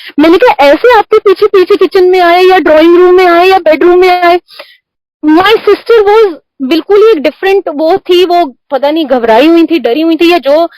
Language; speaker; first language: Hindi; non-native, local second language; Punjabi